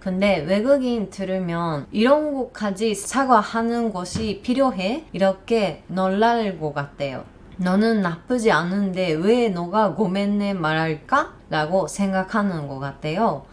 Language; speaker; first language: Korean; non-native, learner; Japanese